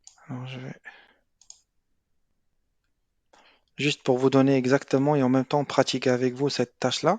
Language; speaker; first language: French; non-native, local second language; Arabic